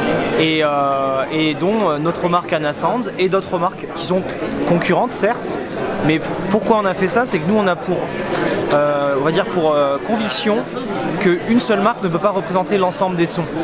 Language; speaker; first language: French; native; French